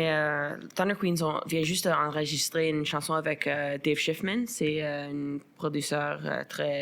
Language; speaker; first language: French; non-native, local second language; English